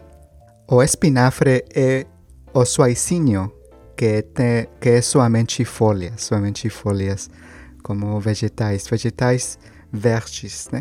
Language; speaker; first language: Portuguese; non-native, learner; Spanish